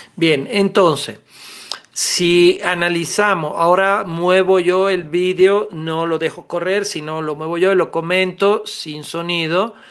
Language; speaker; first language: Spanish; non-native, fluent; Italian